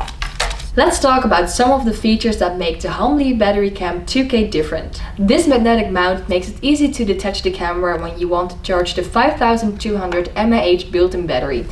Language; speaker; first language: English; non-native, fluent; Dutch